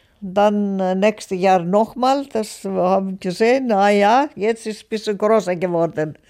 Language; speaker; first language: German; non-native, learner; Greek